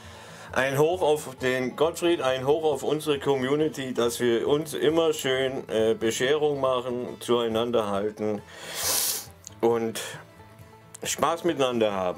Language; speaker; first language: German; native; German